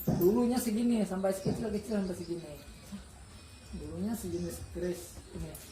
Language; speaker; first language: Indonesian; non-native, local second language; Banjar